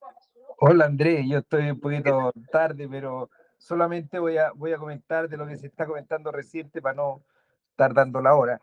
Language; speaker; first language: Spanish; native; Spanish